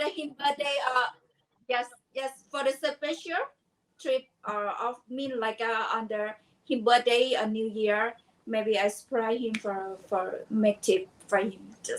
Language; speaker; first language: English; non-native, learner; Thai